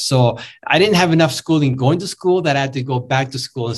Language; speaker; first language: English; non-native, fluent; Spanish